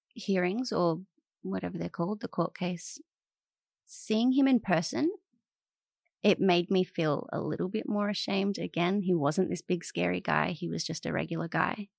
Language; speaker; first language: English; native; English